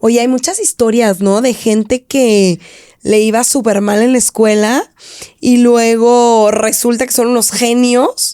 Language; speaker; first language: Spanish; native; Spanish